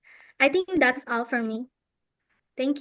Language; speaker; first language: English; non-native, fluent; Indonesian